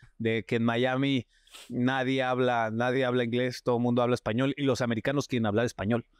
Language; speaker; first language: Spanish; native; Spanish